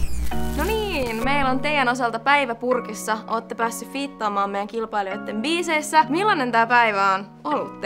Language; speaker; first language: Finnish; native; Finnish